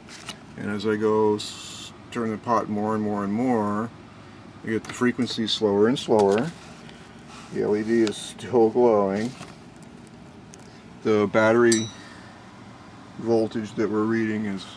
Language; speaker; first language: English; native; English